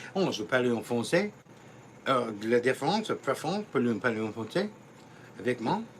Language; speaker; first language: French; non-native, learner; English